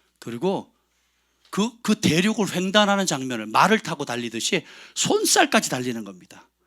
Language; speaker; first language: Korean; native; Korean